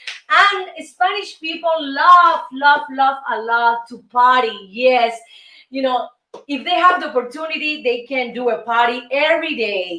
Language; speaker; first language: English; non-native, fluent; Spanish